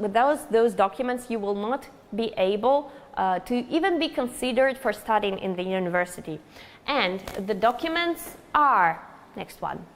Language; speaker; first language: English; non-native, fluent; Russian